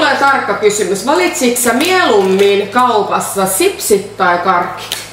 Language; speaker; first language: Finnish; native; Finnish